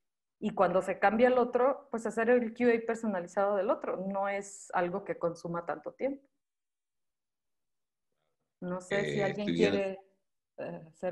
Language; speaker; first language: Spanish; native; Spanish